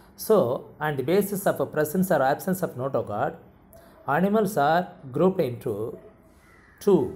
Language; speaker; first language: English; non-native, local second language; Tamil